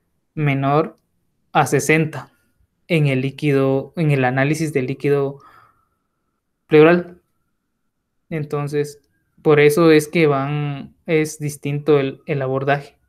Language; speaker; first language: Spanish; native; Spanish